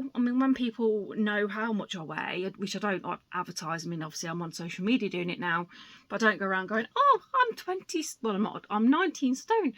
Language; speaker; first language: English; native; English